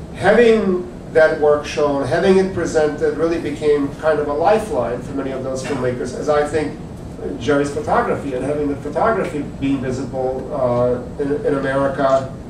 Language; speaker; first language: English; early bilingual, other home language; Czech